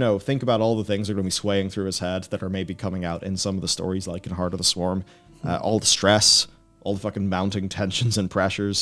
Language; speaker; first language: English; native; English